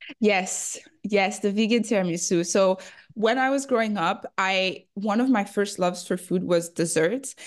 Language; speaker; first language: English; early bilingual, other home language; French